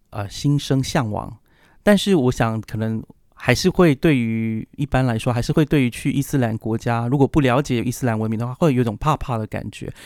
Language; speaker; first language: Chinese; native; Chinese